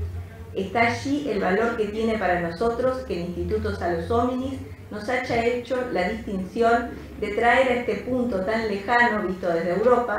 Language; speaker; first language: Spanish; native; Spanish